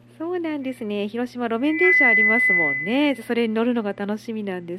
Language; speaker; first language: Japanese; native; Japanese